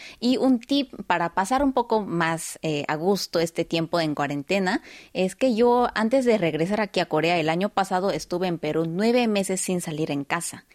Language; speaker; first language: Spanish; early bilingual, heritage; Spanish